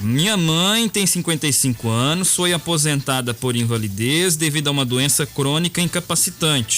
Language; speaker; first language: Portuguese; native; Portuguese